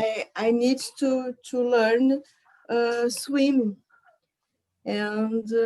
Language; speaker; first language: English; non-native, learner; Portuguese